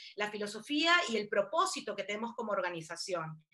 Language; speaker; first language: Spanish; native; Spanish